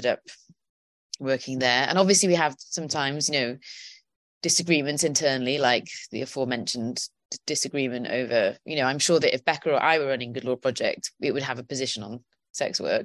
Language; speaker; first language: English; native; English